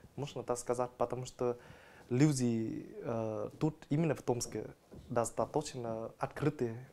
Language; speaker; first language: Russian; non-native, fluent; Vietnamese